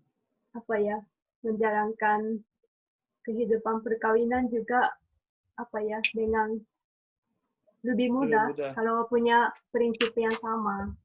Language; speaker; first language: Indonesian; non-native, fluent; Japanese